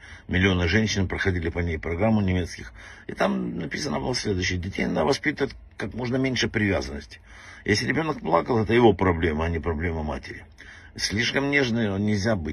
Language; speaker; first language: Russian; native; Russian